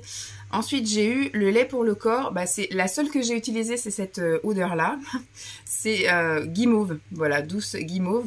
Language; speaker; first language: French; native; French